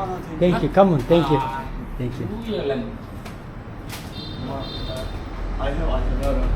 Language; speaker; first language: English; non-native, learner; Turkish